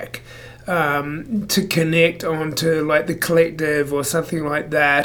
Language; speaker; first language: English; native; English